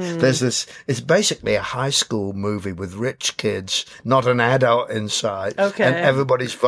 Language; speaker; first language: English; native; English